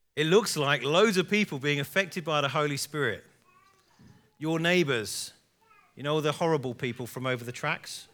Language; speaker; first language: English; native; English